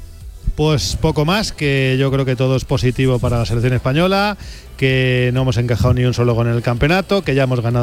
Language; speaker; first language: Spanish; native; Spanish